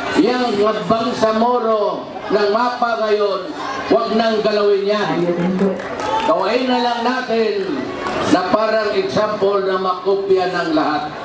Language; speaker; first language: Filipino; non-native, local second language; Cebuano